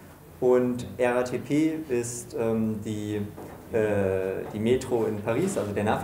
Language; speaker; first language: German; native; German